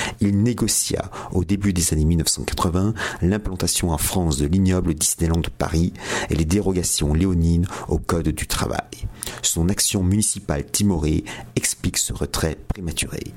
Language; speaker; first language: French; native; French